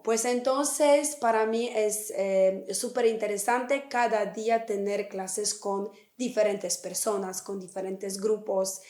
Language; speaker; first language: Spanish; non-native, fluent; Polish